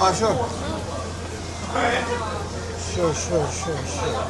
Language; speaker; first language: English; non-native, learner; Korean